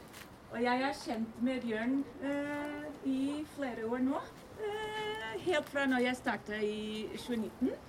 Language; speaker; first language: Norwegian; non-native, fluent; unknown